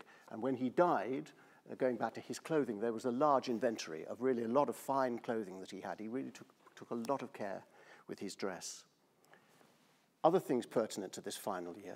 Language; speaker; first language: English; native; English